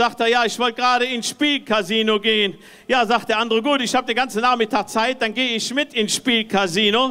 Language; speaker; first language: German; native; German